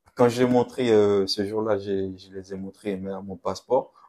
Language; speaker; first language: French; non-native, local second language; Haitian Creole